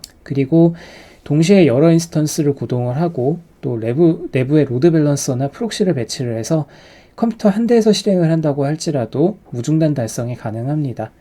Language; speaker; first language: Korean; native; Korean